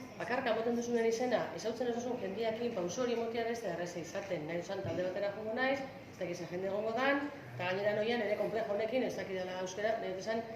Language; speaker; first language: Basque; native; Basque